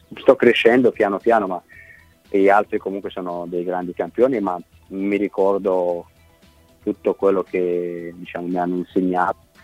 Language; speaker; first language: Italian; non-native, fluent; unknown